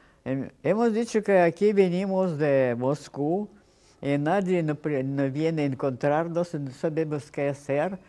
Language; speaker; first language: Spanish; non-native, fluent; Russian